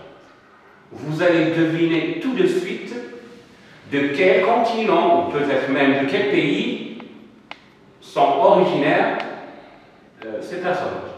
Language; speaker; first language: French; non-native, local second language; Arabic